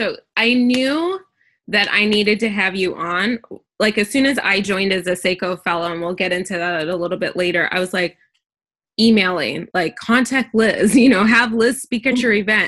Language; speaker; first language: English; native; English